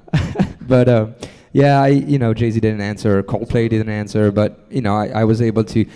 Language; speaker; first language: English; non-native, fluent; French